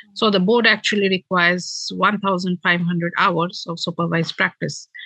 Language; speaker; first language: English; non-native, local second language; Bangla